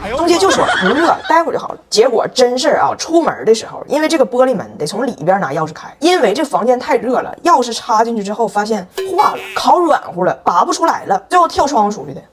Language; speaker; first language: Chinese; native; Chinese